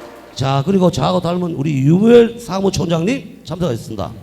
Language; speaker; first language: Korean; native; Korean